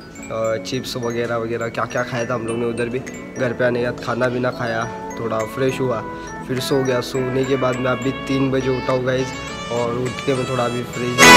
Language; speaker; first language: Hindi; non-native, local second language; Marathi